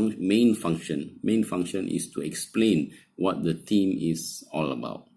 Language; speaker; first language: English; non-native, local second language; Malay